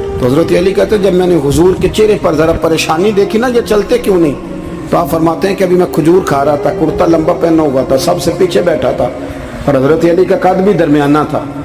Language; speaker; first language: Urdu; non-native, local second language; Punjabi